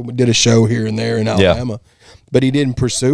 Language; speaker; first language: English; native; English